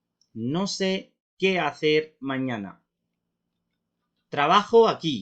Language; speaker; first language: Spanish; non-native, fluent; Urdu